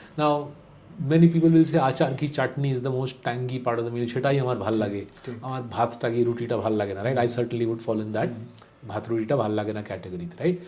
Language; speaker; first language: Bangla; early bilingual, heritage; Bangla